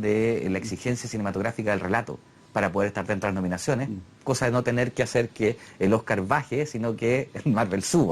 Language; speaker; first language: Spanish; native; Spanish